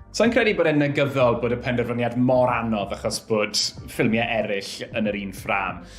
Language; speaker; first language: Welsh; native; Welsh